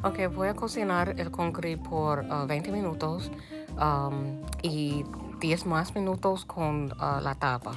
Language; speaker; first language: Spanish; early bilingual, heritage; Spanish